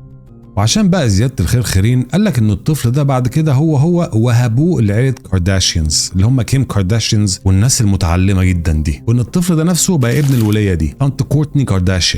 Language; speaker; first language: Arabic; native; Arabic